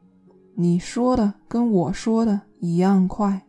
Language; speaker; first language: Chinese; non-native, learner; English